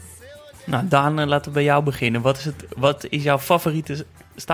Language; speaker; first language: Dutch; native; Dutch